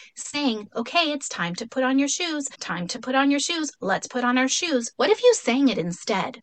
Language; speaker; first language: English; non-native, fluent; Spanish